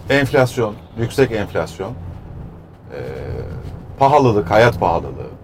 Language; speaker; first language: Turkish; native; Turkish